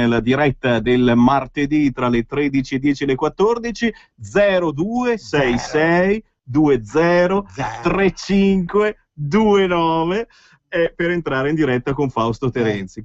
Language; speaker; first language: Italian; native; Italian